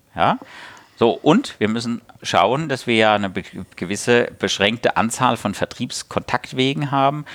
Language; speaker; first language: German; native; German